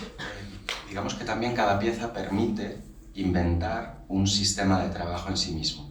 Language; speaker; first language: Spanish; native; Spanish